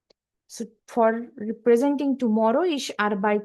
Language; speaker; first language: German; non-native, fluent; Hindi